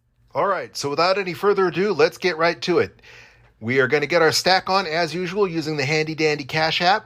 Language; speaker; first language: English; native; English